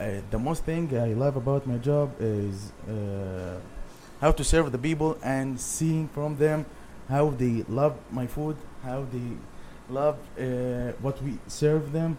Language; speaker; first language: English; non-native, learner; Arabic